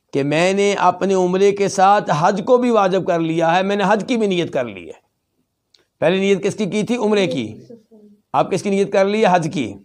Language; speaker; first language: Urdu; native; Urdu